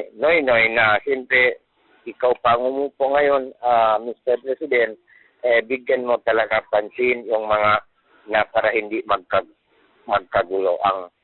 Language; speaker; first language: Filipino; non-native, local second language; Maguindanaon